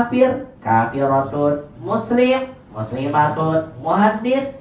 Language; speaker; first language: Arabic; non-native, fluent; Indonesian